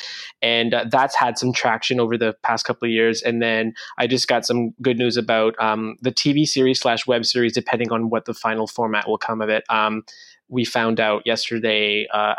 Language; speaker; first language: English; non-native, fluent; French